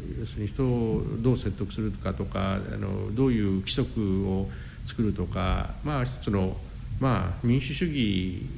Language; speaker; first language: Japanese; non-native, fluent; English